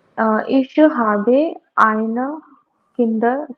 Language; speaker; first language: German; non-native, learner; Hindi